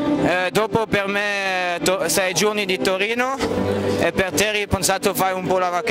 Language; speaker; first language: Italian; non-native, learner; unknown